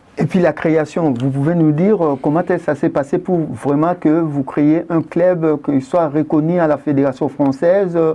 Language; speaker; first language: French; non-native, local second language; Lingala